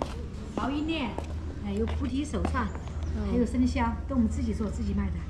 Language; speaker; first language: Chinese; native; Chinese